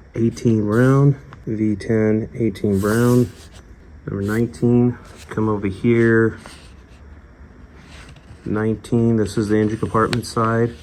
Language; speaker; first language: English; native; English